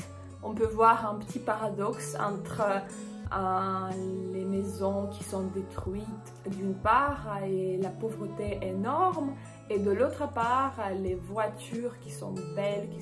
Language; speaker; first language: French; non-native, fluent; Ukrainian